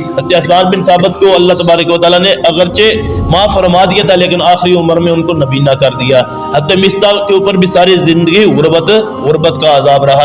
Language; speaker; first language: Urdu; native; Urdu